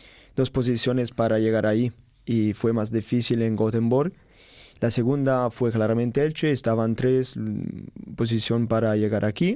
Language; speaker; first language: Spanish; non-native, learner; Italian